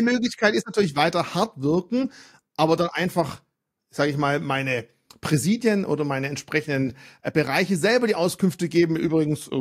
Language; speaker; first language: German; native; German